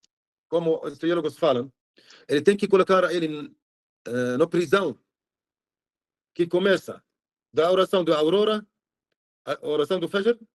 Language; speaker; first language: Portuguese; non-native, fluent; Arabic